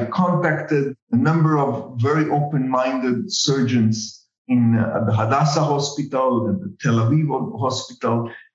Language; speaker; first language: English; non-native, fluent; Spanish